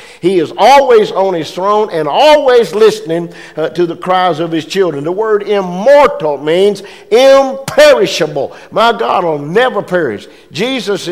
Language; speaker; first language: English; native; English